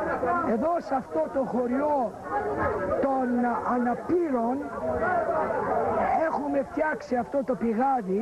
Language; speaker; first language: Greek; early bilingual, heritage; Greek